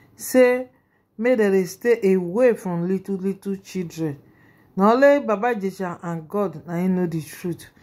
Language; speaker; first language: Nigerian Pidgin; non-native, local second language; Yoruba